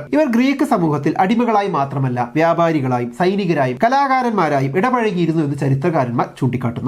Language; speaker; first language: Malayalam; native; Malayalam